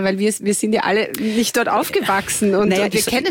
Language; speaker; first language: German; native; German